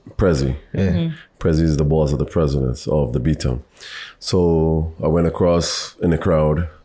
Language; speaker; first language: English; native; English